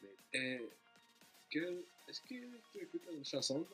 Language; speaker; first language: French; non-native, learner; English